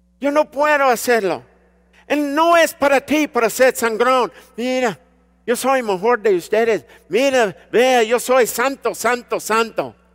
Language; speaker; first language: Spanish; early bilingual, heritage; Spanish